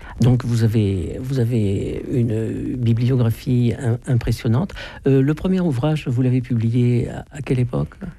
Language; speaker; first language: French; native; French